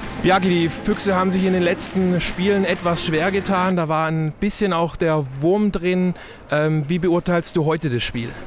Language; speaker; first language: German; native; German